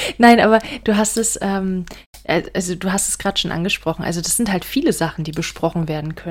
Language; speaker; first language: German; native; German